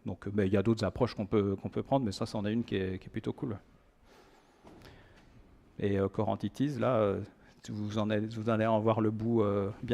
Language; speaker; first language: French; native; French